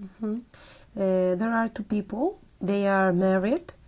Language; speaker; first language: English; non-native, learner; Spanish